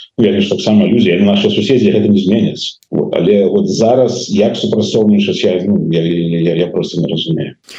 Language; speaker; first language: Belarusian; non-native, local second language; Russian